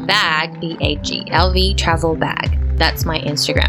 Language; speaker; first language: English; non-native, fluent; Chinese